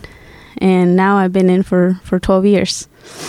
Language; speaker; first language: English; non-native, fluent; Spanish